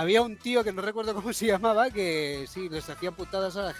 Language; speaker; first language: Spanish; native; Spanish